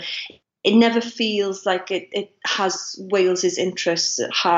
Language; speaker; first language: English; non-native, local second language; Welsh